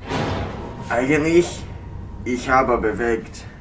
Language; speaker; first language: German; non-native, learner; English